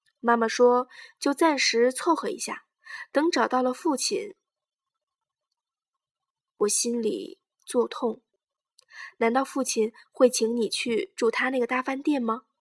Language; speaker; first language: Chinese; native; Chinese